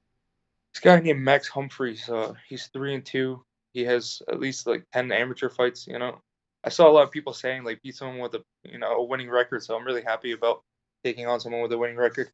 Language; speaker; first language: English; native; English